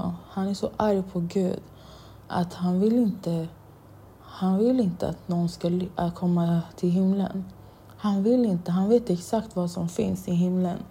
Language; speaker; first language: Swedish; non-native, local second language; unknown